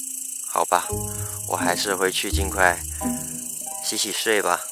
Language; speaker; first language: Chinese; non-native, local second language; Cantonese